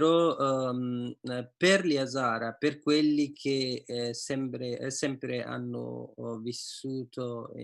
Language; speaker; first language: Italian; non-native, fluent; Persian